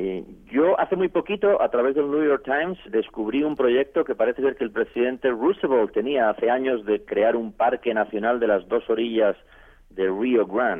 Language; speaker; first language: Spanish; native; Spanish